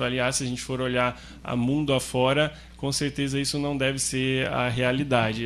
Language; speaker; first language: Portuguese; native; Portuguese